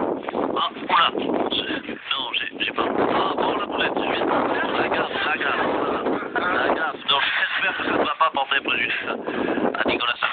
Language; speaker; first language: French; native; French